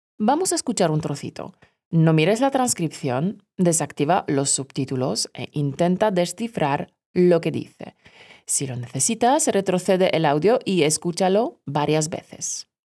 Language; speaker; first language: Spanish; non-native, fluent; Polish